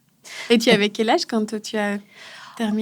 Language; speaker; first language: French; native; French